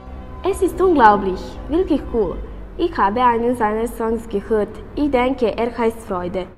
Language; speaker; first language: German; non-native, learner; Serbian